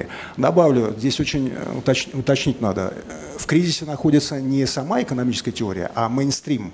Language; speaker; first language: Russian; native; Russian